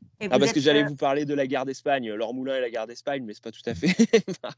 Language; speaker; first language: French; native; French